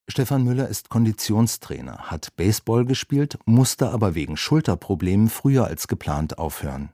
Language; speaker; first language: German; native; German